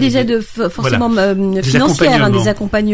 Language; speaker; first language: French; native; French